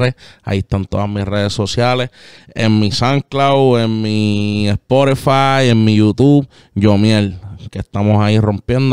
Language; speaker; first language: Spanish; native; Spanish